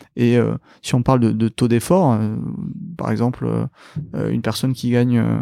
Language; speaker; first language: French; native; French